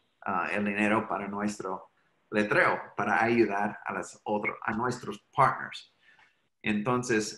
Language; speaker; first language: Spanish; non-native, fluent; English